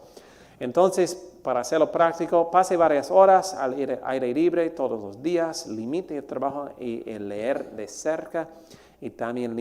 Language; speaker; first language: Spanish; non-native, fluent; English